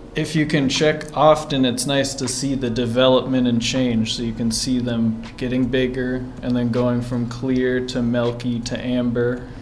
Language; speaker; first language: English; native; English